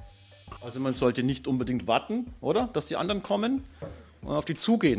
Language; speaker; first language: German; native; German